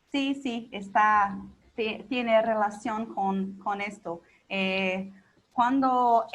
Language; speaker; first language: Spanish; non-native, local second language; Portuguese